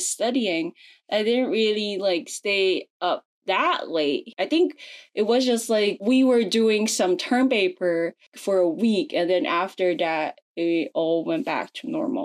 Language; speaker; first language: English; non-native, local second language; Filipino